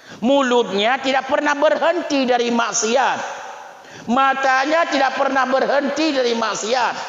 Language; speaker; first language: Malay; non-native, local second language; Achinese